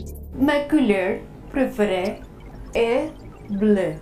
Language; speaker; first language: French; non-native, learner; Spanish